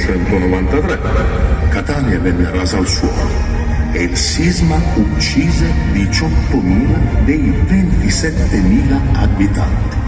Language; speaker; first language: Italian; native; Italian